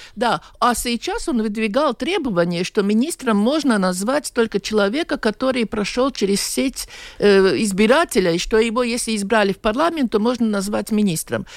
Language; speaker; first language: Russian; non-native, local second language; Latvian